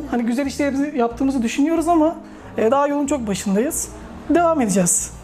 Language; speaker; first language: Turkish; native; Turkish